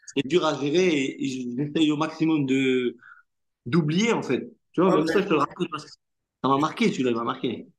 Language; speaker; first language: French; non-native, local second language; Arabic